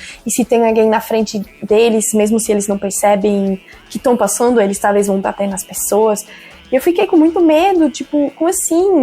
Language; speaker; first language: Portuguese; non-native, fluent; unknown